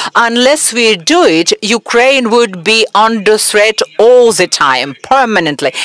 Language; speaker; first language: English; non-native, fluent; Persian